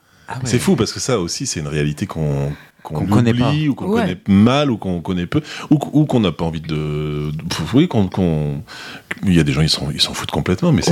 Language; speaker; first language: French; native; French